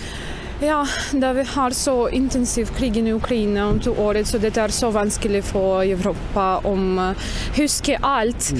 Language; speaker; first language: Norwegian; non-native, learner; Ukrainian